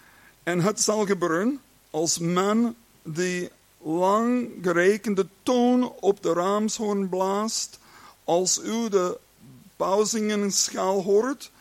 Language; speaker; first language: Dutch; non-native, learner; English